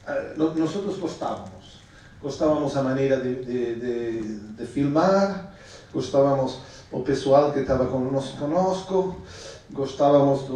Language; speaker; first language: Portuguese; non-native, fluent; Spanish